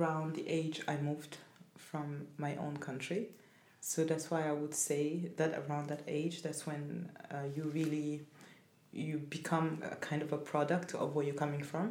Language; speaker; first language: English; non-native, fluent; Rundi